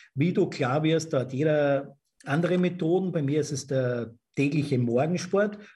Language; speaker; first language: German; native; German